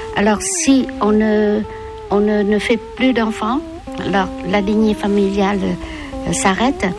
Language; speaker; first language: French; non-native, local second language; Vietnamese